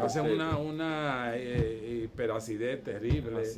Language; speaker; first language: Spanish; native; Spanish